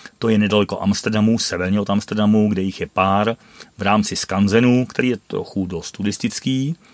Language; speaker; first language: Czech; non-native, fluent; Dutch